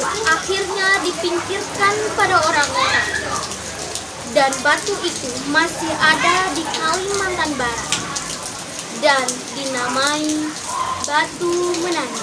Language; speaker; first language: Indonesian; non-native, local second language; Balinese